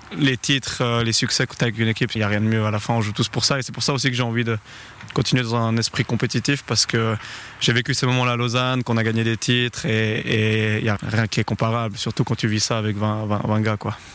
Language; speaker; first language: French; native; French